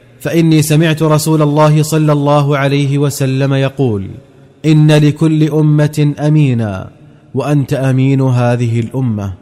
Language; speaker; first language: Arabic; native; Arabic